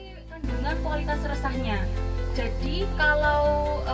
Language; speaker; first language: Indonesian; native; Indonesian